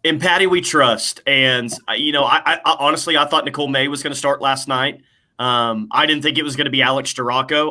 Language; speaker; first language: English; native; English